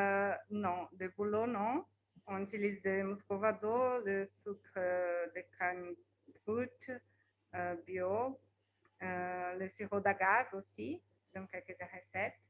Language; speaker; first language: French; non-native, fluent; Portuguese